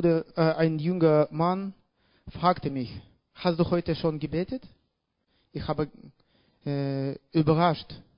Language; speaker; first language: German; non-native, learner; Russian